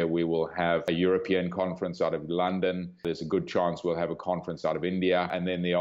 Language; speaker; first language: English; native; English